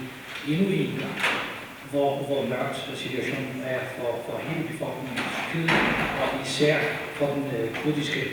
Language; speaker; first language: Danish; non-native, fluent; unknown